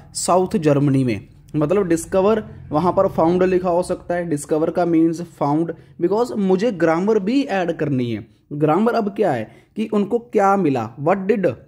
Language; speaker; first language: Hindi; non-native, local second language; Punjabi